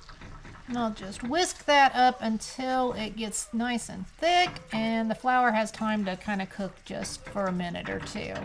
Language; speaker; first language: English; native; English